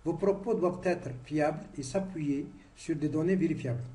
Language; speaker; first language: French; non-native, local second language; Arabic